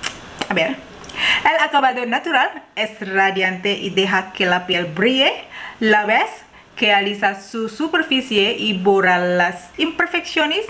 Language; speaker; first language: Spanish; non-native, learner; Indonesian